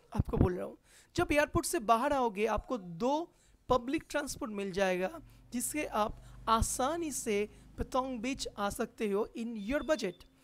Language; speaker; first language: Hindi; non-native, local second language; Bangla